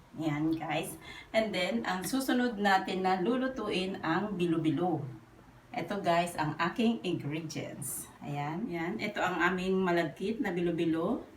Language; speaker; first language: Filipino; non-native, local second language; Bikol